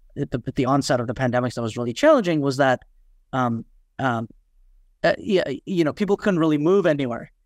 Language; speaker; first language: English; early bilingual, other home language; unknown